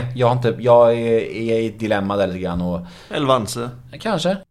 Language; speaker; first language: Swedish; native; Swedish